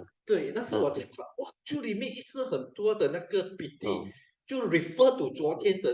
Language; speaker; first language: Chinese; native; Chinese